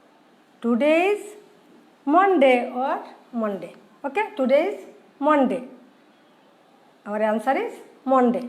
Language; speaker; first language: English; non-native, learner; Bangla